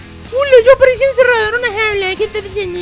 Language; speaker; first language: Spanish; native; Spanish